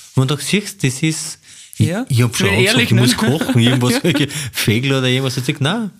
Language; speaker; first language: German; non-native, fluent; Slovenian